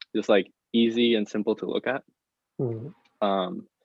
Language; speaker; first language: English; non-native, fluent; Spanish